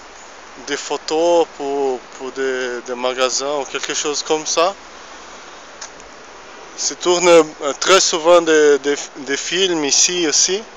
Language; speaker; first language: French; non-native, fluent; Portuguese